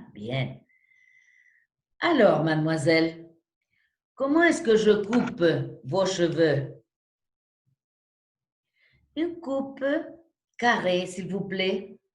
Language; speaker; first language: French; non-native, fluent; Spanish